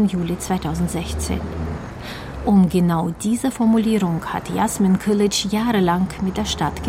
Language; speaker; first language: German; native; German